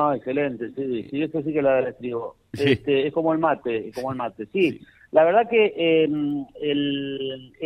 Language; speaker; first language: Spanish; native; Spanish